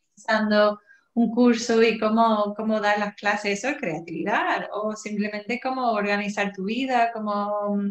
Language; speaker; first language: Spanish; non-native, fluent; English